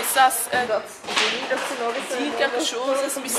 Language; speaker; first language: French; non-native, local second language; Dutch